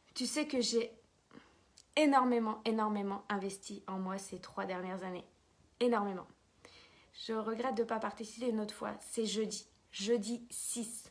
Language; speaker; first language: French; native; French